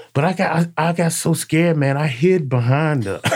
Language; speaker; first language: English; native; English